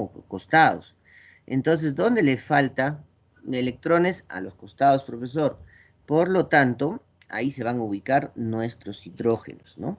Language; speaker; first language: Spanish; native; Spanish